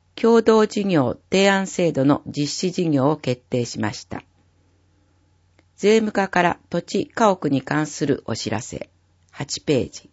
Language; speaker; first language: Japanese; native; Japanese